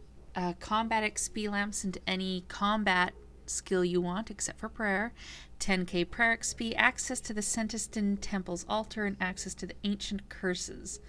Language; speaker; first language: English; native; English